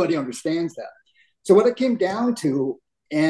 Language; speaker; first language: English; native; English